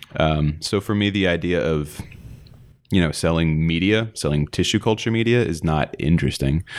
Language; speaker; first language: English; native; English